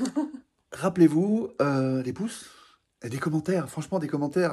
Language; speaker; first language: French; native; French